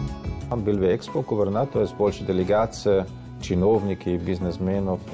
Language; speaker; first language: Russian; non-native, learner; German